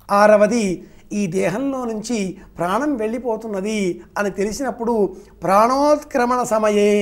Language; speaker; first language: Telugu; native; Telugu